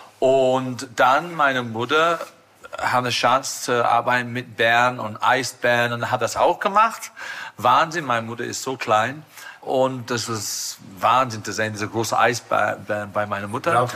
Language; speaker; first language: German; non-native, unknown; English